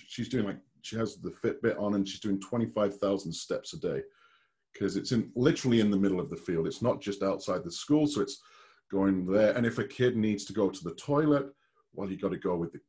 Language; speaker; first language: English; native; English